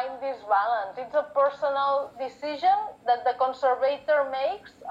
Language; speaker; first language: English; non-native, fluent; Catalan